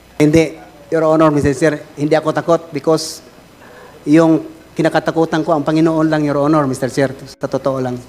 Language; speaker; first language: Filipino; non-native, local second language; Cebuano